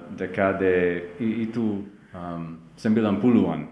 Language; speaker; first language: Indonesian; non-native, learner; English